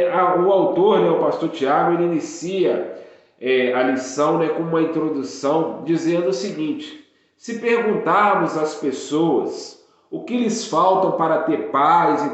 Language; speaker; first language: Portuguese; native; Portuguese